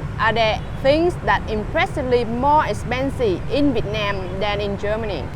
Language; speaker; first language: English; non-native, fluent; Vietnamese